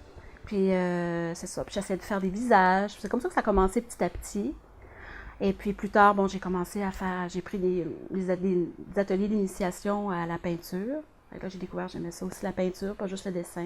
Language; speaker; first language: French; native; French